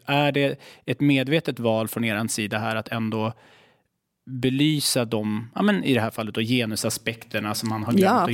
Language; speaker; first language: Swedish; native; Swedish